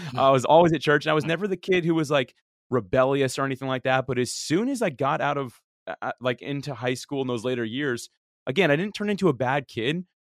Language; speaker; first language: English; early bilingual, other home language; Italian